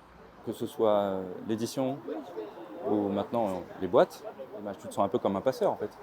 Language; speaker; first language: French; native; French